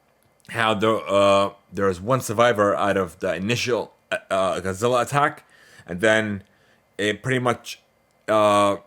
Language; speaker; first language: English; early bilingual, heritage; Arabic